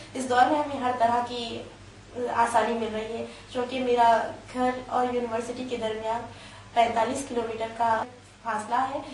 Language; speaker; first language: Urdu; native; Urdu